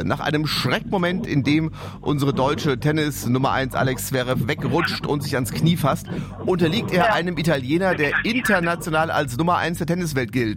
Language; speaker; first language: German; native; German